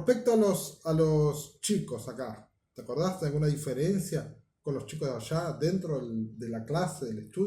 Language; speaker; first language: Spanish; native; Spanish